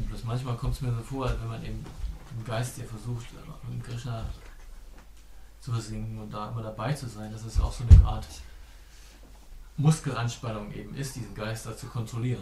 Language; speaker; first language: German; native; German